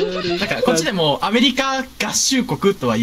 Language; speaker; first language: Japanese; native; Japanese